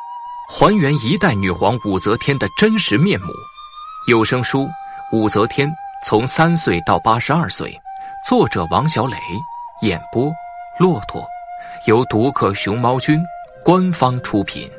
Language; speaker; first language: Chinese; native; Chinese